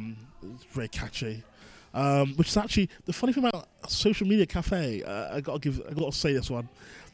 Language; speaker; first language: English; native; English